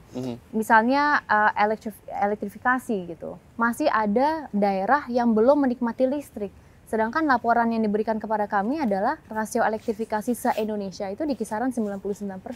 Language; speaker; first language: Indonesian; native; Indonesian